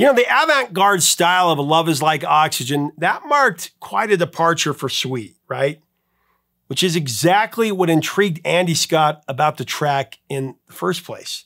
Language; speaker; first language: English; native; English